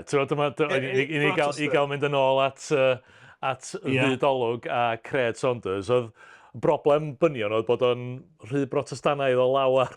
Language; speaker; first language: Welsh; native; Welsh